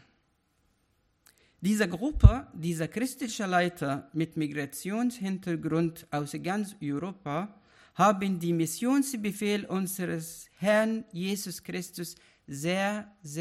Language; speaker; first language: German; non-native, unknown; Arabic